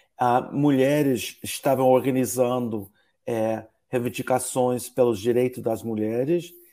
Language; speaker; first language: Portuguese; non-native, fluent; English